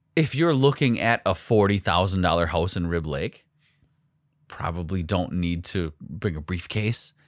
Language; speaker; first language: English; native; English